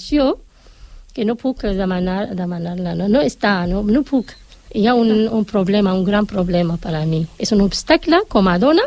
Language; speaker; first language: Catalan; non-native, fluent; Arabic